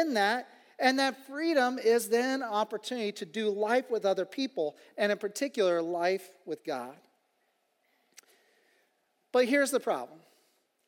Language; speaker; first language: English; native; English